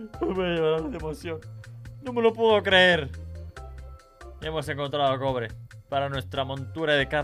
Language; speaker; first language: Spanish; native; Spanish